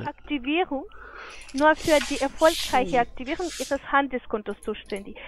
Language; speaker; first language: German; non-native, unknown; Russian